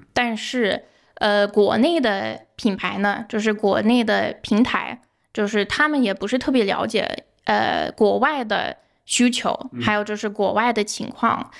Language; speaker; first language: Chinese; non-native, fluent; English